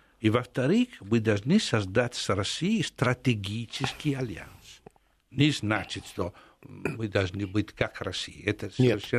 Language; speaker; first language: Russian; non-native, fluent; Italian